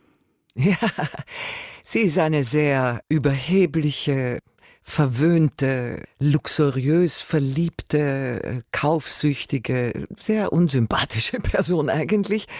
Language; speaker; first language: German; native; German